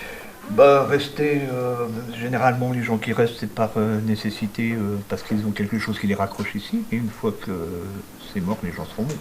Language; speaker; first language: French; native; French